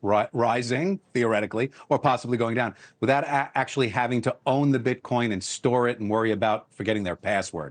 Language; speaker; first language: English; native; English